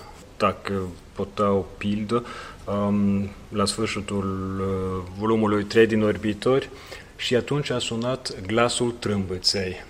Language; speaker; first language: Romanian; non-native, fluent; Norwegian